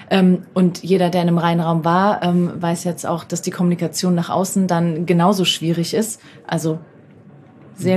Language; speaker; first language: German; native; German